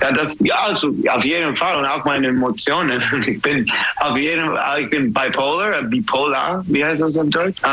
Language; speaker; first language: German; non-native, fluent; English